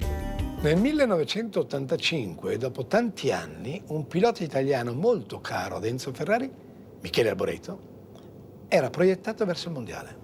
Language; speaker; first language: Italian; native; Italian